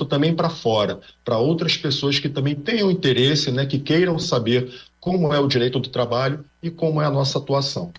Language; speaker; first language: Portuguese; native; Portuguese